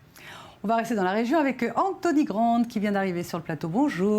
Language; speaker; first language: French; native; French